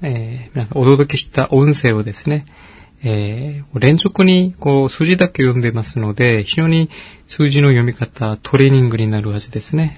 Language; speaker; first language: Japanese; non-native, fluent; Korean